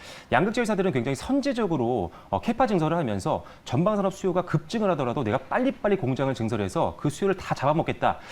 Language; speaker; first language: Korean; native; Korean